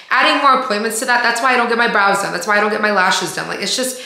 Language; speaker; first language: English; native; English